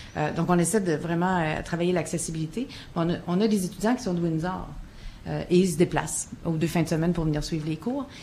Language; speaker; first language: French; native; French